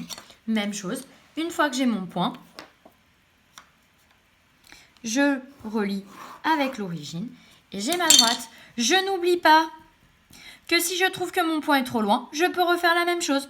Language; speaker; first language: French; native; French